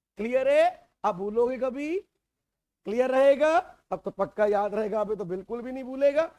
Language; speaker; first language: Hindi; native; Hindi